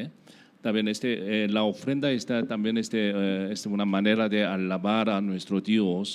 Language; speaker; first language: Spanish; non-native, learner; Korean